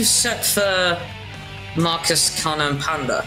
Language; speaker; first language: English; native; English